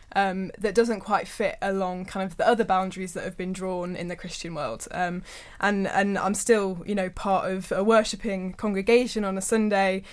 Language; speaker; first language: English; native; English